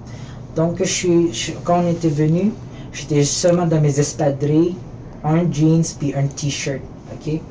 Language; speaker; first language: French; early bilingual, other home language; Filipino